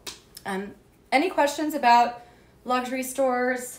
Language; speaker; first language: English; native; English